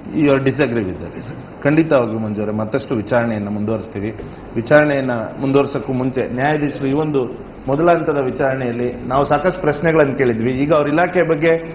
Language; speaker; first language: Kannada; native; Kannada